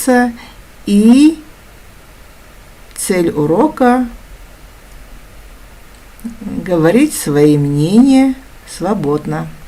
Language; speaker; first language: Russian; non-native, local second language; Kazakh